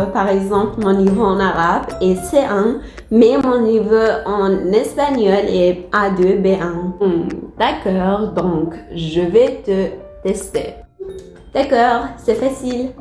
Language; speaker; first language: French; non-native, learner; Persian